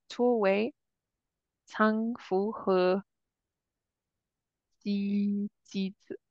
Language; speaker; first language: Chinese; non-native, learner; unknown